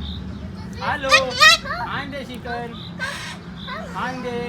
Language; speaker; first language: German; non-native, learner; Punjabi